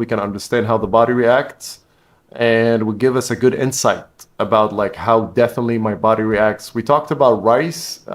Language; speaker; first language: English; non-native, fluent; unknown